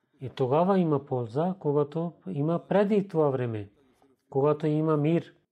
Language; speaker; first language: Bulgarian; non-native, learner; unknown